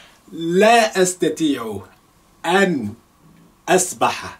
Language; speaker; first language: Arabic; non-native, fluent; Yoruba